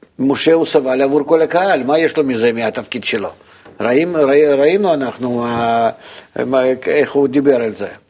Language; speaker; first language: Hebrew; non-native, fluent; Russian